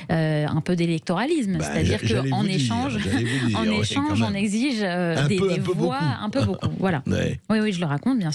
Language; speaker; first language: French; native; French